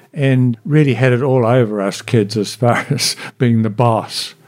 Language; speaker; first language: English; native; English